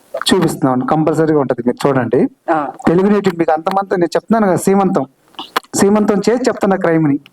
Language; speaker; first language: Telugu; native; Telugu